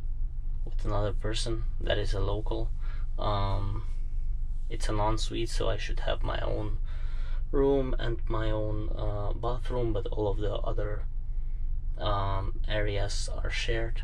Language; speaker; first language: English; non-native, fluent; French